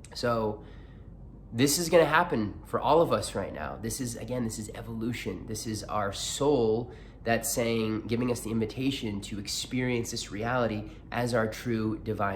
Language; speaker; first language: English; native; English